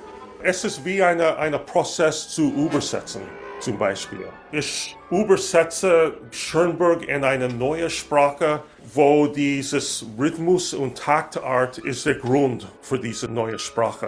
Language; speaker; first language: German; non-native, learner; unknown